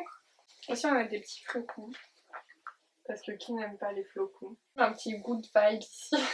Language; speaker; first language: French; native; French